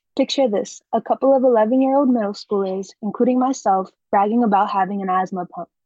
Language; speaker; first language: English; native; English